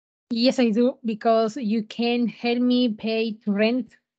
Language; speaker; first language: English; non-native, learner; Spanish